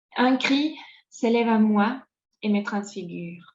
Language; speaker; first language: French; non-native, fluent; Spanish